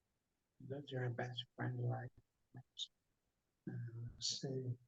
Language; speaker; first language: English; non-native, learner; Portuguese